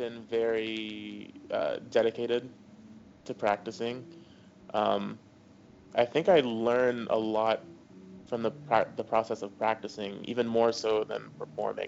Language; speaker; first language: English; native; English